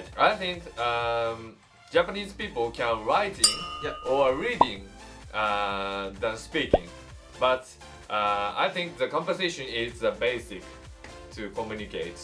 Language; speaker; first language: English; non-native, learner; Japanese